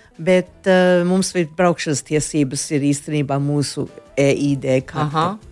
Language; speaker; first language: Latvian; early bilingual, heritage; Latvian